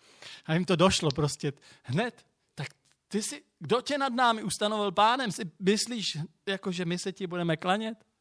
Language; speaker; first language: Czech; native; Czech